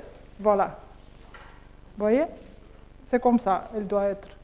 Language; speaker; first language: French; non-native, learner; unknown